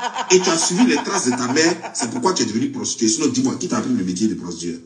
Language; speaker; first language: French; non-native, local second language; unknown